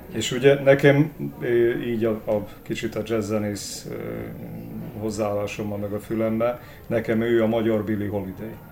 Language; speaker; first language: Hungarian; native; Hungarian